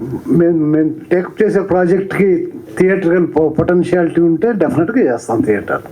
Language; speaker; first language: Telugu; native; Telugu